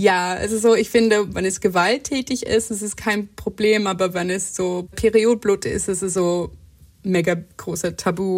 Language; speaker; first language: German; non-native, fluent; English